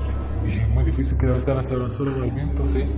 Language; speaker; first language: Spanish; native; Spanish